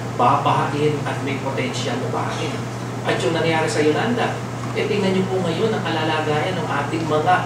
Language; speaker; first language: Filipino; native; Filipino